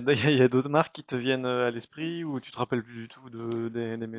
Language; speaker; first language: French; native; French